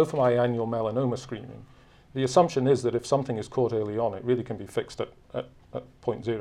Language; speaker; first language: English; native; English